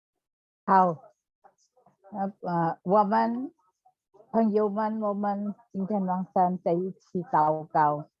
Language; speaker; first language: Chinese; non-native, learner; Indonesian